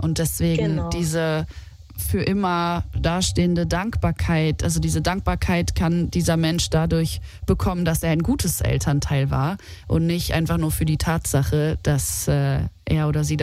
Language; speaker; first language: German; native; German